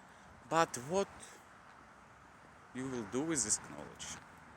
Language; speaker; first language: English; non-native, learner; Russian